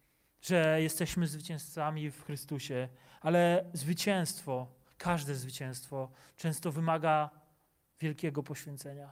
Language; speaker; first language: Polish; native; Polish